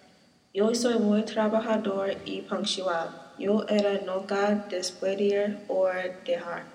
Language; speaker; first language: Spanish; non-native, learner; English